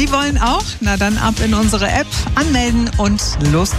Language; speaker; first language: German; native; German